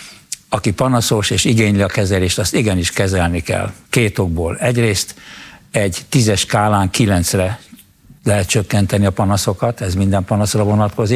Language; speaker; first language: Hungarian; native; Hungarian